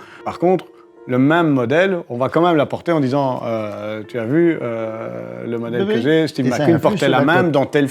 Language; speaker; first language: French; native; French